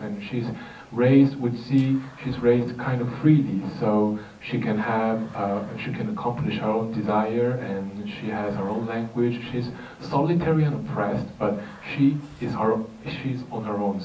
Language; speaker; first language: English; non-native, fluent; Korean